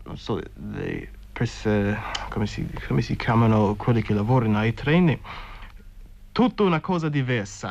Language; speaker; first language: Italian; non-native, fluent; English